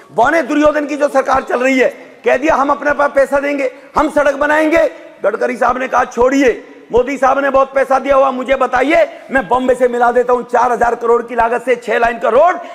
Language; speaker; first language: Hindi; native; Hindi